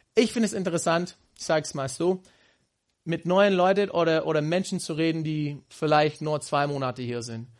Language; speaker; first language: German; non-native, fluent; English